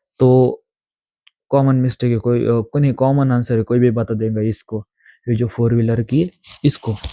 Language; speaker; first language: Hindi; non-native, local second language; Marathi